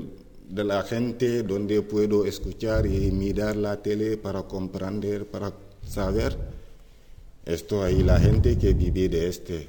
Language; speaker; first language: Spanish; non-native, learner; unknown